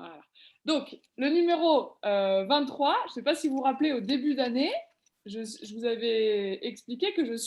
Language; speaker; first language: French; native; French